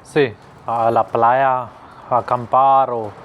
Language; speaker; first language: Spanish; non-native, learner; Urdu